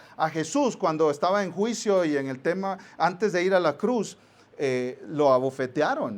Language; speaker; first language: Spanish; native; Spanish